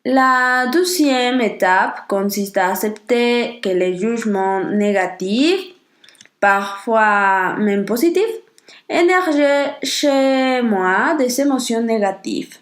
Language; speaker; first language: French; non-native, learner; Spanish